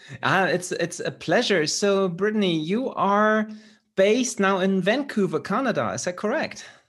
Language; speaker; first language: English; non-native, fluent; German